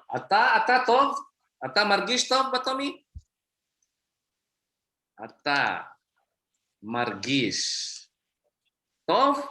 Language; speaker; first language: Hebrew; non-native, fluent; Indonesian